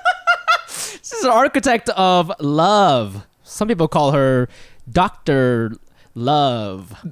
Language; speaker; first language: English; early bilingual, other home language; Japanese